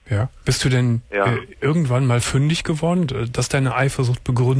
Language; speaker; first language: German; native; German